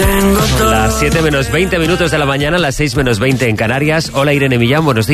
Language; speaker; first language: Spanish; native; Spanish